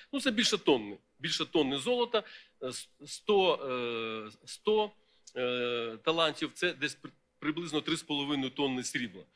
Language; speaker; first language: Ukrainian; non-native, local second language; Russian